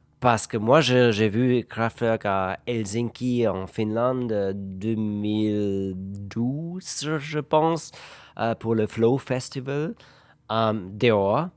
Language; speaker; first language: French; non-native, fluent; German